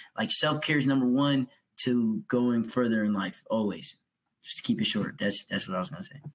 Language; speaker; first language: English; native; English